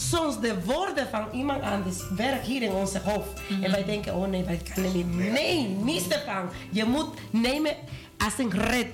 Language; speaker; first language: Dutch; non-native, learner; Spanish